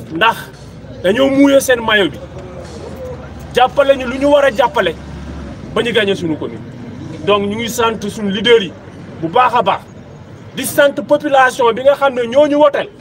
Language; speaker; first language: Wolof; non-native, local second language; Mandingo